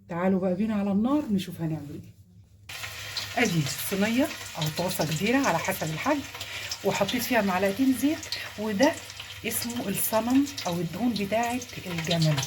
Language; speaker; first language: Arabic; native; Arabic